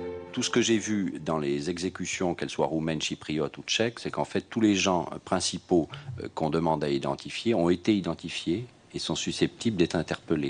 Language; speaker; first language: French; native; French